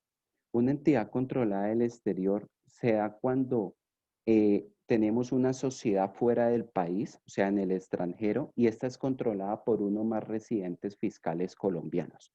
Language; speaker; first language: Spanish; native; Spanish